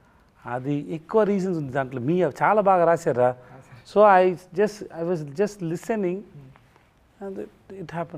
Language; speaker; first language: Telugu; non-native, learner; Tamil